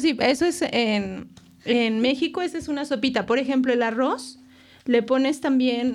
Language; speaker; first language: Spanish; native; Spanish